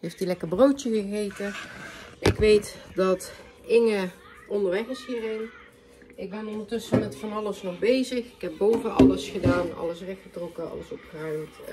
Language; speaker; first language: Dutch; native; Dutch